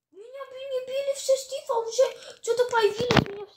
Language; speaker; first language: Russian; early bilingual, heritage; Russian